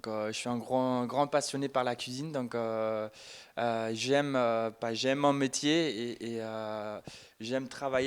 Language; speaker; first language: French; non-native, fluent; German